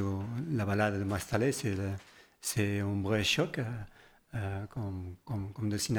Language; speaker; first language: French; non-native, learner; Spanish